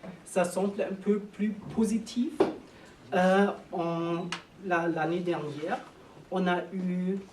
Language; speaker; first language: French; non-native, learner; German